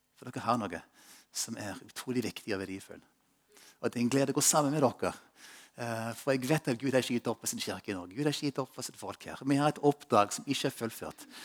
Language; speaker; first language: Norwegian; non-native, fluent; English